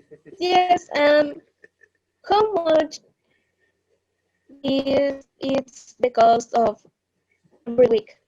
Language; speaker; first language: English; non-native, learner; Spanish